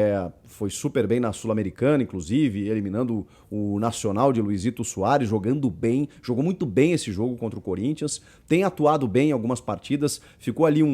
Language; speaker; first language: Portuguese; native; Portuguese